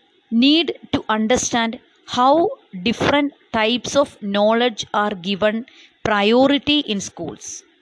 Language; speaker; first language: English; non-native, local second language; Malayalam